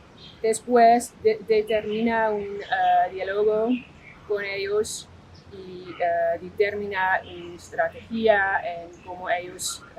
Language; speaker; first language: Spanish; non-native, fluent; Dutch